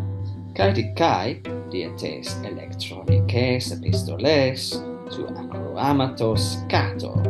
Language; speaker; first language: Greek; non-native, fluent; English